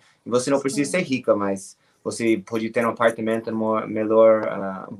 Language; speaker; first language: Portuguese; non-native, learner; English